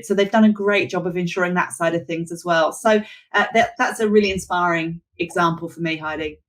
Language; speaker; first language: English; native; English